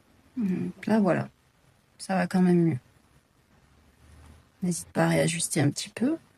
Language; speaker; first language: French; native; French